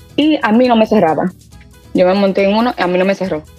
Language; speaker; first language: Spanish; early bilingual, heritage; Spanish